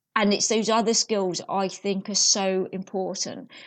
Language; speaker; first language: English; native; English